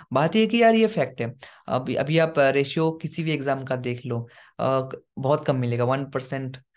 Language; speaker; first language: Hindi; non-native, local second language; Assamese